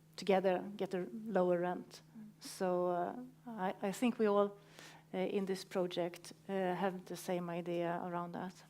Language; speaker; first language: English; non-native, fluent; Swedish